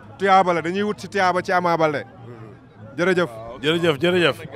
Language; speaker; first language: Wolof; native; Wolof